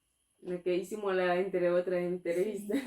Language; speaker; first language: Spanish; non-native, fluent; English